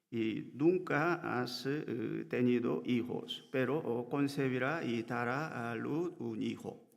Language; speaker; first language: Spanish; non-native, learner; Korean